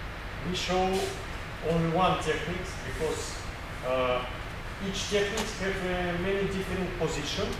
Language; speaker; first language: English; non-native, learner; Russian